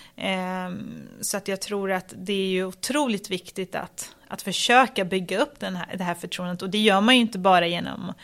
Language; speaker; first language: Swedish; native; Swedish